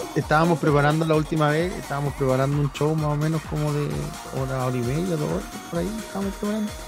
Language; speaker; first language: Spanish; native; Spanish